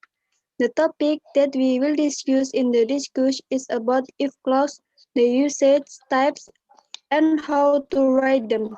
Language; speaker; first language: English; non-native, learner; Indonesian